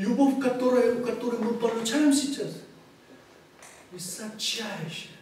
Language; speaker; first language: Russian; non-native, fluent; Korean